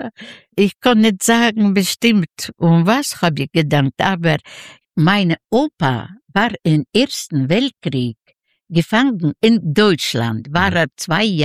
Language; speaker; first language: German; non-native, learner; Yiddish